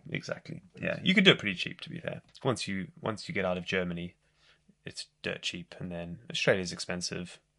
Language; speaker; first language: English; native; English